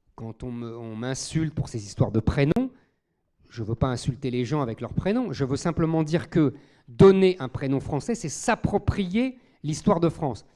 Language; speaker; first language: French; native; French